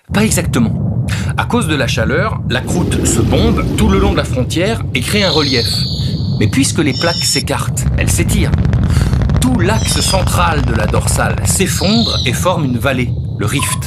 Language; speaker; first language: French; native; French